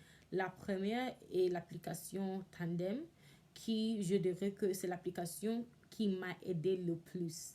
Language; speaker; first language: French; non-native, learner; English